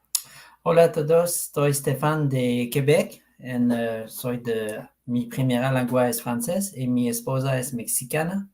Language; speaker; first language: Spanish; non-native, fluent; French